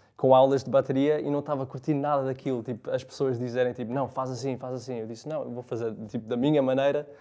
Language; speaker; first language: Portuguese; early bilingual, other home language; English